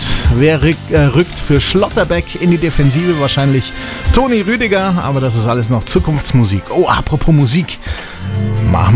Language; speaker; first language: German; native; German